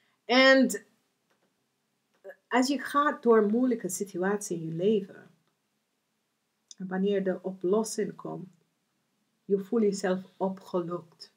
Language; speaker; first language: Dutch; non-native, learner; English